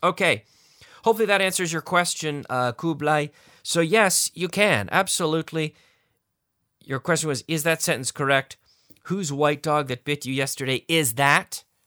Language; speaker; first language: English; native; English